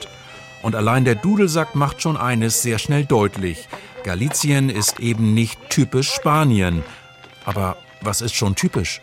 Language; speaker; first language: German; native; German